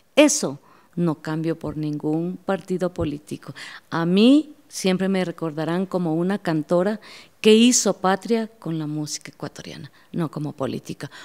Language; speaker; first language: Spanish; native; Spanish